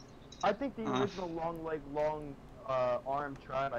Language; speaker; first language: English; native; English